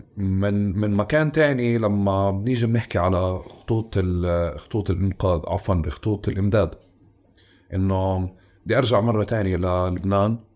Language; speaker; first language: Arabic; native; Arabic